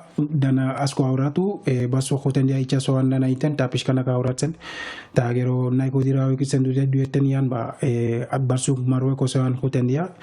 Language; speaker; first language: Basque; non-native, fluent; Wolof